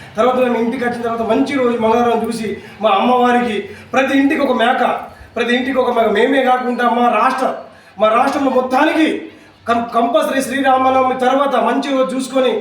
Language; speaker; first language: Telugu; non-native, local second language; Lambadi